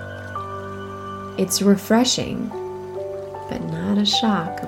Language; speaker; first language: English; native; English